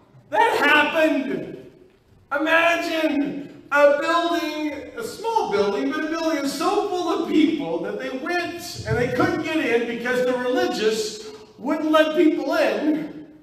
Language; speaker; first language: English; native; English